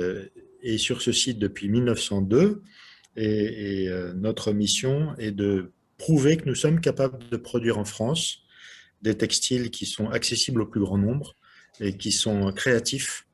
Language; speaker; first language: French; native; French